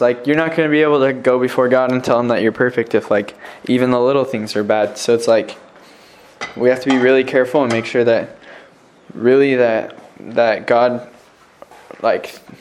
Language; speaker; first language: English; native; English